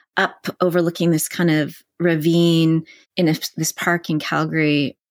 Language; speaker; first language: English; native; English